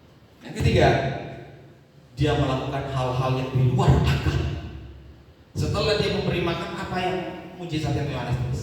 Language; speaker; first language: Indonesian; native; Indonesian